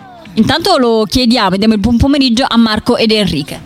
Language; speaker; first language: Italian; native; Italian